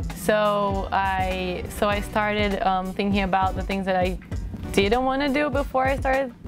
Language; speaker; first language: English; non-native, fluent; Portuguese